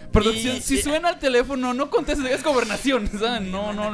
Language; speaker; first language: Spanish; native; Spanish